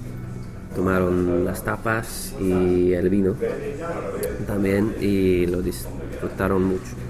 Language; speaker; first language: Spanish; non-native, learner; English